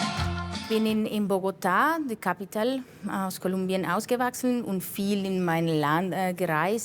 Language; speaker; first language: German; non-native, fluent; Spanish